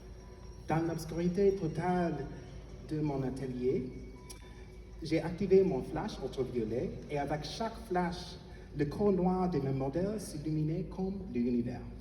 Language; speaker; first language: French; non-native, fluent; English